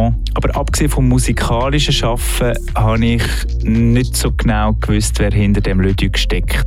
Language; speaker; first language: German; native; German